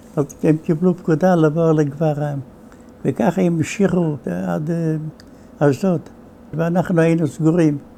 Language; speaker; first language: Hebrew; non-native, fluent; Yiddish